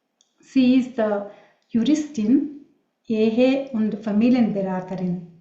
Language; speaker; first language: German; non-native, learner; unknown